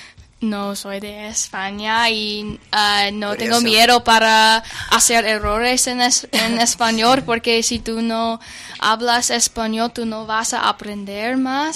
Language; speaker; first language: Spanish; non-native, learner; English